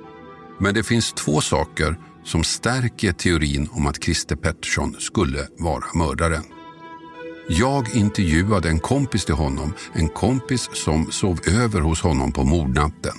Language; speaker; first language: Swedish; native; Swedish